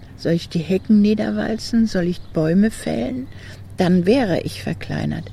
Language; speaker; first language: German; native; German